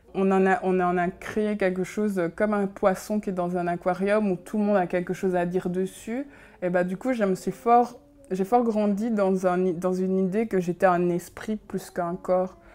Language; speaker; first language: French; early bilingual, other home language; Kinyarwanda